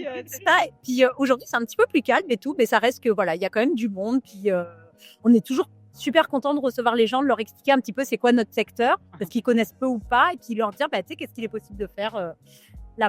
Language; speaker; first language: French; native; French